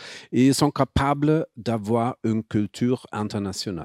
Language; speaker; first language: French; non-native, fluent; German